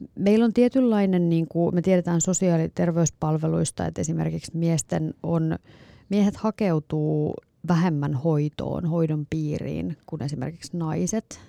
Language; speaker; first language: Finnish; native; Finnish